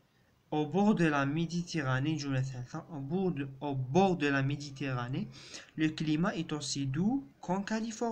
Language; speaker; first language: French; non-native, local second language; Arabic